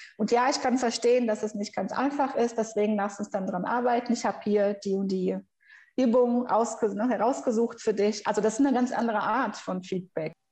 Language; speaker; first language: German; non-native, fluent; Portuguese